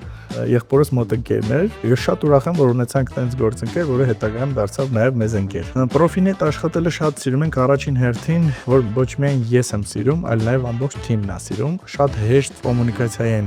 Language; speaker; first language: Armenian; native; Armenian